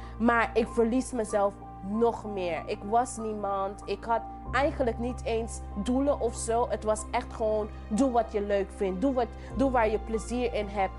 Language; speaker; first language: Dutch; non-native, local second language; English